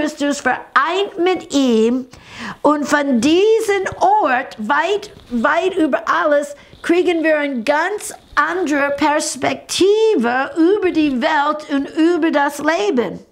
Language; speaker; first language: German; non-native, fluent; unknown